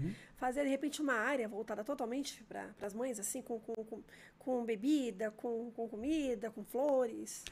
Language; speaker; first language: Portuguese; native; Portuguese